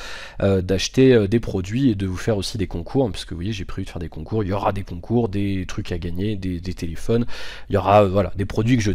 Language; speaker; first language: French; native; French